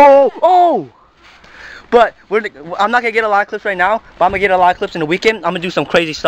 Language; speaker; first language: English; native; English